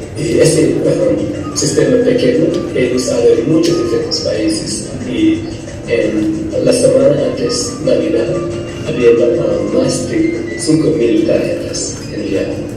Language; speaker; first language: Spanish; non-native, fluent; English